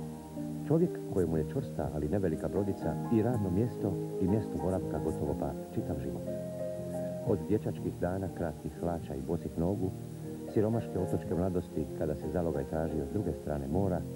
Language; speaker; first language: Croatian; native; Croatian